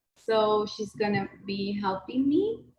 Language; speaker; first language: English; non-native, learner; Spanish